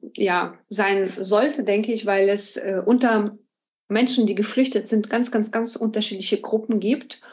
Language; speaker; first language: German; non-native, fluent; Ukrainian